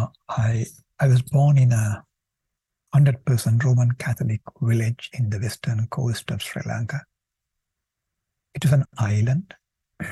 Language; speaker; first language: English; non-native, local second language; Sinhala